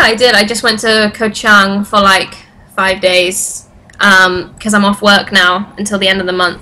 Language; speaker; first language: English; native; English